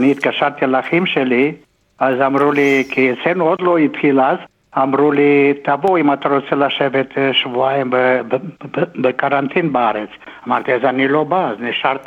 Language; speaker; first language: Hebrew; non-native, fluent; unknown